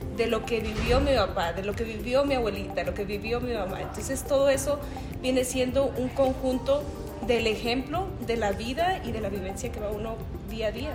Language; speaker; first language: Spanish; native; Spanish